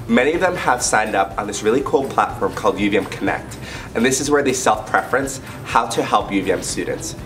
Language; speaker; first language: English; native; English